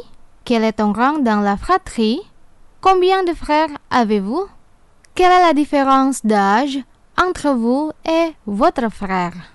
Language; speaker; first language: French; non-native, fluent; Indonesian